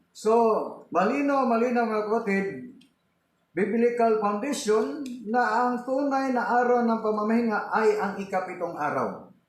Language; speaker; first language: Filipino; non-native, local second language; Cebuano